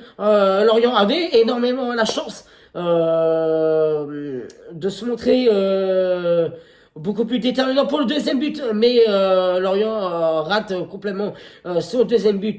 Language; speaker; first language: French; native; French